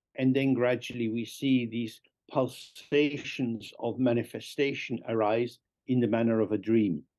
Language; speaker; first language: English; native; English